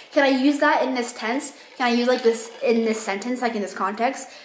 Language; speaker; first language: English; native; English